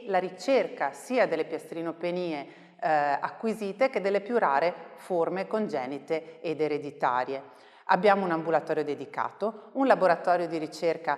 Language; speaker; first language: Italian; native; Italian